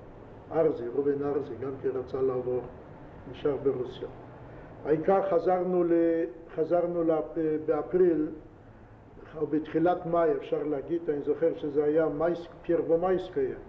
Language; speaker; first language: Hebrew; non-native, fluent; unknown